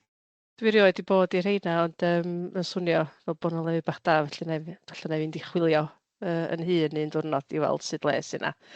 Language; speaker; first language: Welsh; native; Welsh